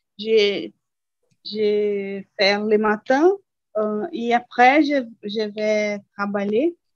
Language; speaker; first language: French; non-native, learner; Portuguese